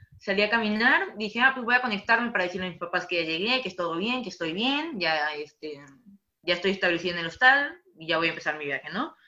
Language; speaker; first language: Spanish; native; Spanish